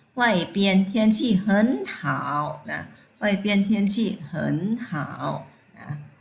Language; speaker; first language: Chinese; non-native, fluent; Thai